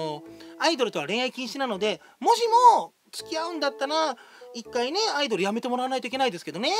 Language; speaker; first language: Japanese; native; Japanese